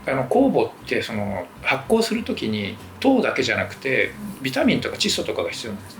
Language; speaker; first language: Japanese; native; Japanese